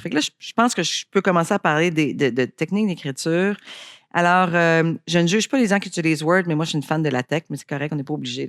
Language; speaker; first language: French; native; French